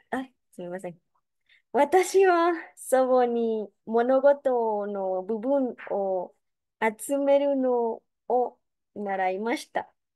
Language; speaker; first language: Japanese; non-native, learner; Spanish